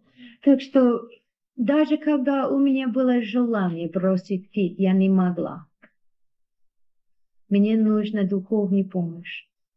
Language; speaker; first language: Russian; non-native, learner; English